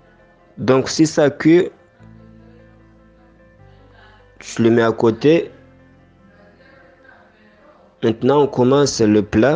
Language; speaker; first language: French; non-native, learner; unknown